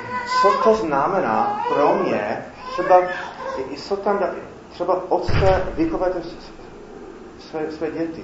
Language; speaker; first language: Czech; non-native, fluent; English